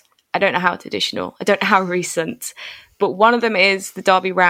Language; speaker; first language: English; native; English